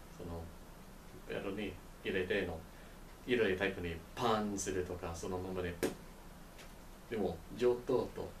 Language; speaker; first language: Japanese; non-native, learner; English